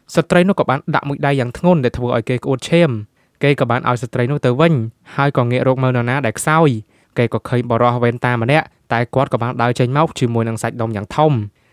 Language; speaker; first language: Khmer; native; Khmer